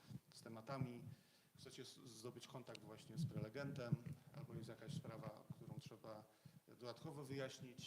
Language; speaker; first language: Polish; native; Polish